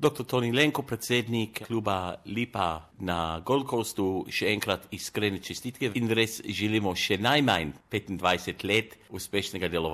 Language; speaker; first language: Slovenian; native; Slovenian